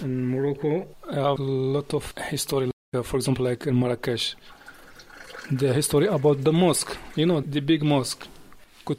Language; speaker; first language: English; non-native, learner; Arabic